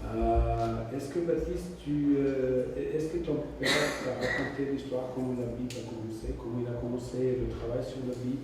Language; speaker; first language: French; non-native, fluent; Serbian